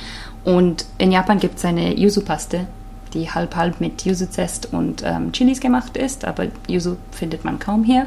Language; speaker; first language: German; non-native, fluent; Japanese